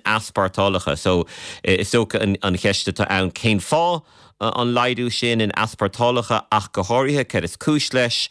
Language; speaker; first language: Irish; native; Irish